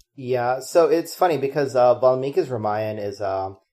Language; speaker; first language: English; non-native, local second language; Hindi